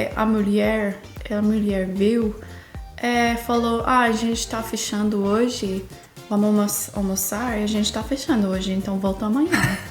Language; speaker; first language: Portuguese; non-native, fluent; English